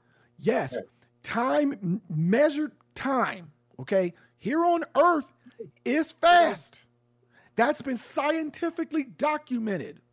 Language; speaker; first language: English; native; English